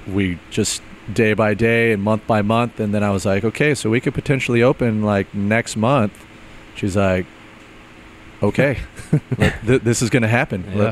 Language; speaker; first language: English; native; English